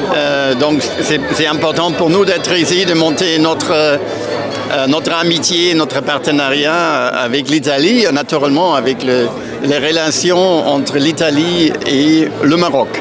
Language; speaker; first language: French; non-native, fluent; German